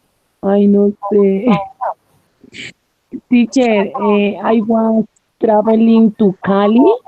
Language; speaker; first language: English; non-native, learner; Spanish